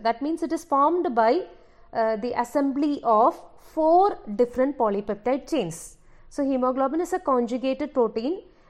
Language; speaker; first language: English; non-native, local second language; Malayalam